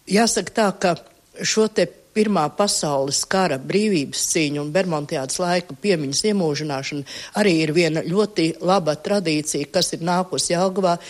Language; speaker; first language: Latvian; native; Latvian